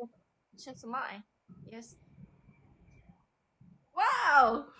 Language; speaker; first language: English; non-native, learner; Thai